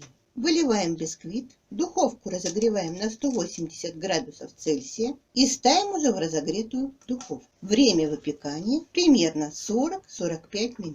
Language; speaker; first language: Russian; native; Russian